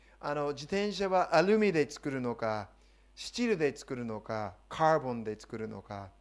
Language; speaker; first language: Japanese; non-native, fluent; English